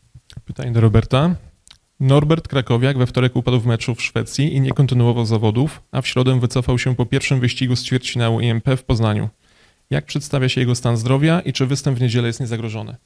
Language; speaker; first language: Polish; native; Polish